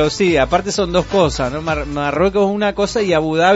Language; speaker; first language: Spanish; native; Spanish